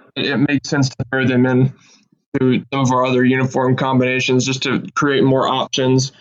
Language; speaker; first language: English; native; English